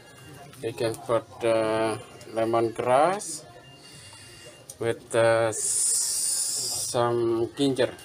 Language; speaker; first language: English; non-native, learner; Indonesian